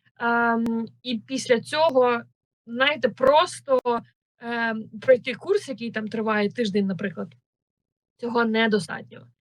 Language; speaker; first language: Ukrainian; native; Ukrainian